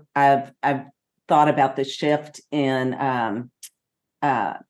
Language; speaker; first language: English; native; English